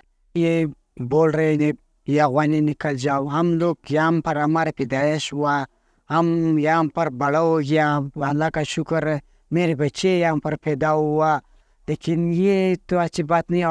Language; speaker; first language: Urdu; early bilingual, other home language; Pashto